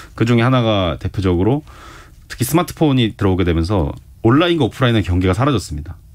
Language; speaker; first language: Korean; native; Korean